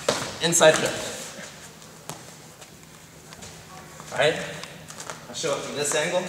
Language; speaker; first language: English; native; English